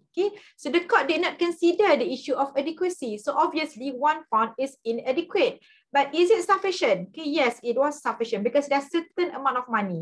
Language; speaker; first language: English; non-native, local second language; Malay